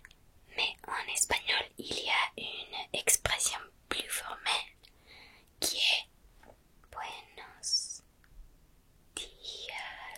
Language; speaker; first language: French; non-native, fluent; Spanish